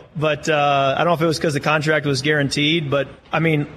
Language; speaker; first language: English; native; English